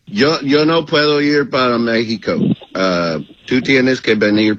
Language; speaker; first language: Spanish; non-native, learner; English